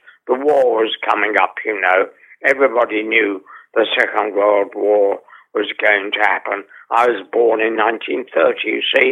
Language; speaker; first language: English; native; English